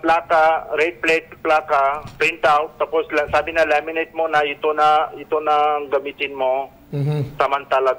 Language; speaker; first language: Filipino; non-native, learner; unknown